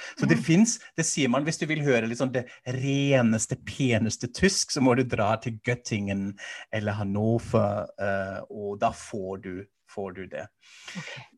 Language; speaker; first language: Norwegian; non-native, fluent; German